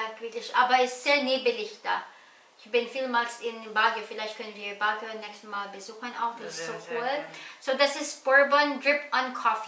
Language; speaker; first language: German; non-native, learner; Filipino